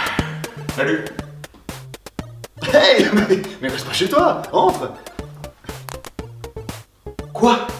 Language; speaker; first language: French; native; French